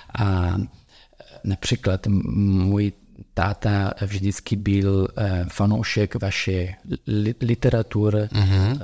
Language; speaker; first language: Czech; non-native, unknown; Italian